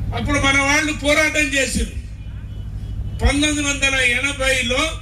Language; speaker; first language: Telugu; non-native, local second language; Lambadi